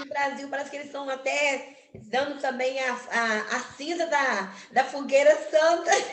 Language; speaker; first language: Portuguese; native; Portuguese